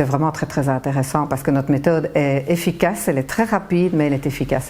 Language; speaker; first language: French; native; French